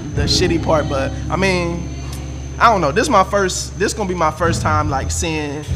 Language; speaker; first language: English; native; English